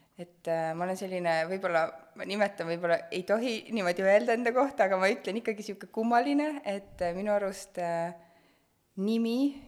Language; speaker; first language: Estonian; native; Estonian